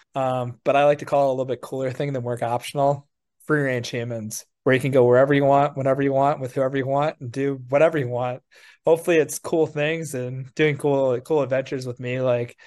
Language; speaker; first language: English; native; English